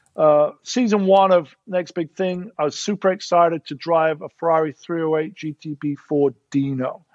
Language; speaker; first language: English; native; English